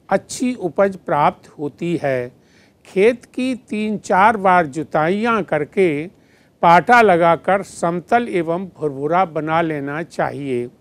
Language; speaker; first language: Hindi; native; Hindi